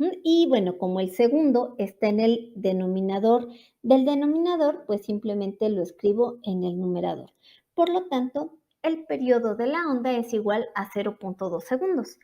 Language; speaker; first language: Spanish; native; Spanish